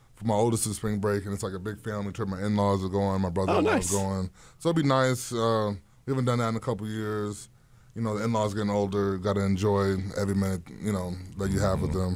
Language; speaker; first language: English; native; English